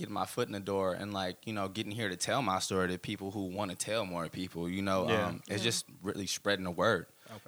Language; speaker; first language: English; native; English